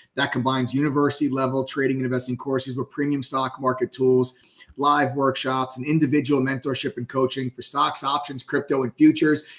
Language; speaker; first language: English; native; English